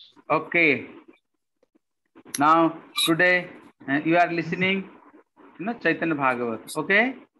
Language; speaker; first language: English; non-native, local second language; Odia